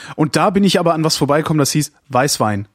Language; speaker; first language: German; native; German